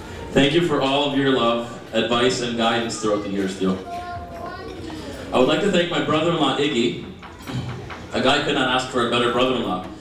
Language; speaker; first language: English; early bilingual, other home language; Greek